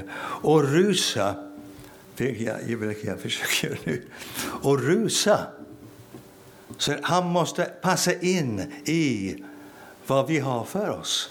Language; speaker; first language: Swedish; non-native, fluent; English